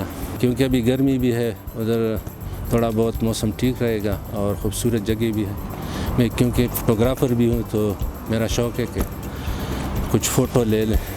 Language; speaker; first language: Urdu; non-native, local second language; Pashto